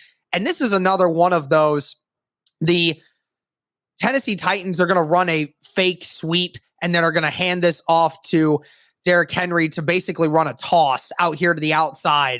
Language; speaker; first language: English; native; English